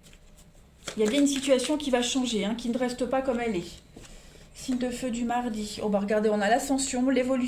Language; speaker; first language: French; native; French